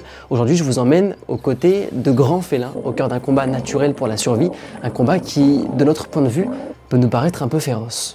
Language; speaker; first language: French; native; French